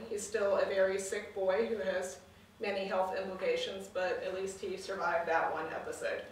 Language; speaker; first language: English; native; English